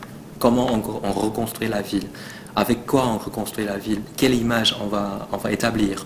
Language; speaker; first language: French; non-native, fluent; Chinese